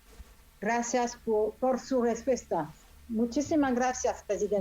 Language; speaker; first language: Spanish; non-native, fluent; French